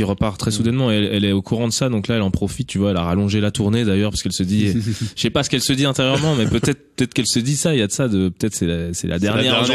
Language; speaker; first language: French; native; French